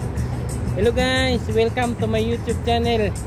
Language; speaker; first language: English; non-native, local second language; Filipino